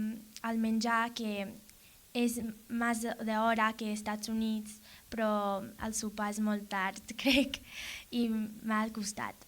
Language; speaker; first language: Catalan; non-native, learner; English